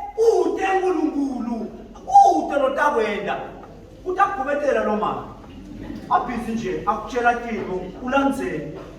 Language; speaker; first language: Zulu; non-native, local second language; Swati